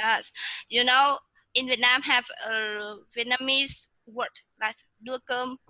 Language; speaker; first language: English; non-native, learner; Vietnamese